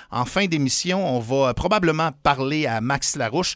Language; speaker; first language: French; native; French